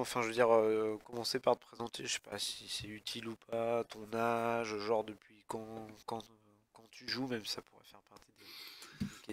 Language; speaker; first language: French; native; French